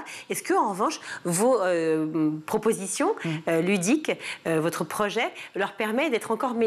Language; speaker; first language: French; native; French